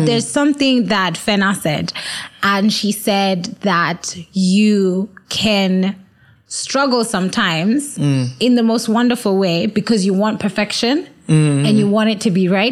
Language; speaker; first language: English; non-native, local second language; Swahili